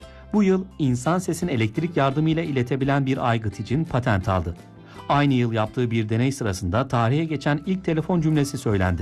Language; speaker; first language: Turkish; native; Turkish